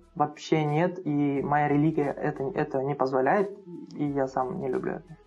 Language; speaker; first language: Russian; non-native, local second language; Uzbek